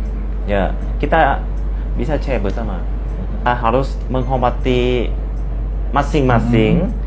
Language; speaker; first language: Indonesian; non-native, fluent; Lao